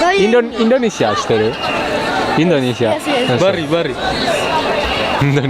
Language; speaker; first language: Japanese; non-native, learner; Indonesian